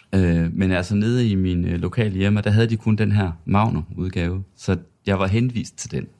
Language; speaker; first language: Danish; native; Danish